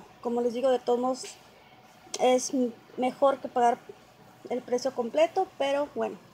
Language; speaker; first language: Spanish; native; Spanish